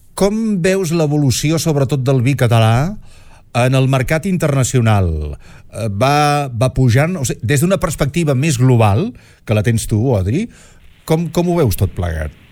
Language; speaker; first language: Catalan; native; Catalan